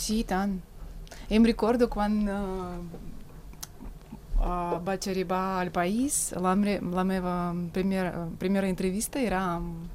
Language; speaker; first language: Catalan; non-native, fluent; Russian